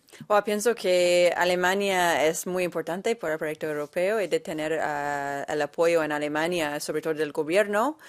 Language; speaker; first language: Spanish; non-native, fluent; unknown